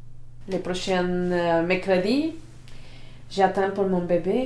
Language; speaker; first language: French; non-native, learner; Spanish